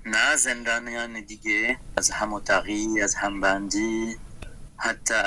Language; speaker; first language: Persian; non-native, fluent; French